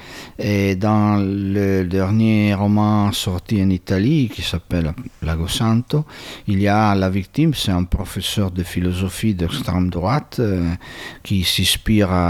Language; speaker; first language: French; non-native, fluent; Italian